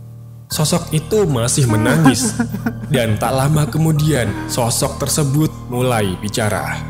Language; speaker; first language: Indonesian; native; Indonesian